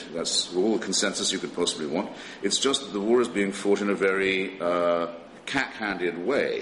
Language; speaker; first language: English; native; English